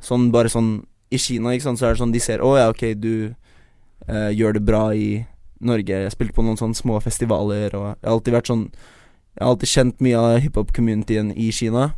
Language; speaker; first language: Norwegian; early bilingual, other home language; Chinese